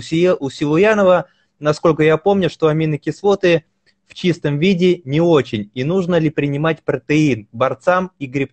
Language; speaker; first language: Russian; native; Russian